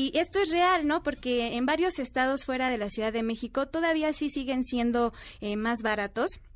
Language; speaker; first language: Spanish; native; Spanish